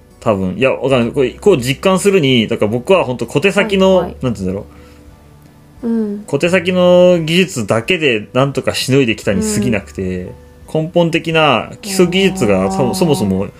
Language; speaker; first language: Japanese; native; Japanese